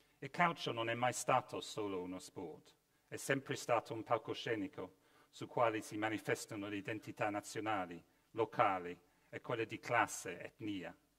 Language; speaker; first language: Italian; non-native, fluent; English